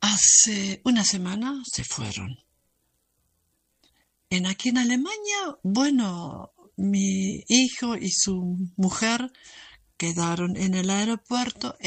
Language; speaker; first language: Spanish; non-native, fluent; German